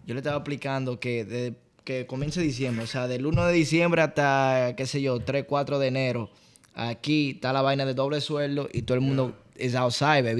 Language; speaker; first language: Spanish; native; Spanish